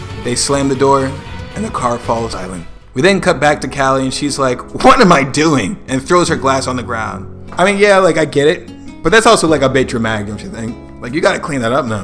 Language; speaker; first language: English; native; English